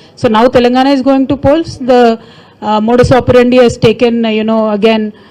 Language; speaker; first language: English; non-native, local second language; Telugu